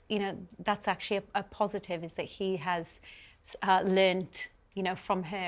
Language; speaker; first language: English; native; English